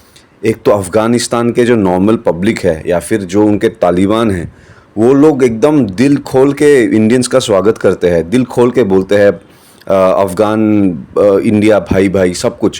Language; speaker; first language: Hindi; non-native, local second language; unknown